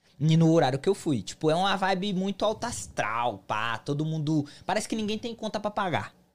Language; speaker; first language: Portuguese; native; Portuguese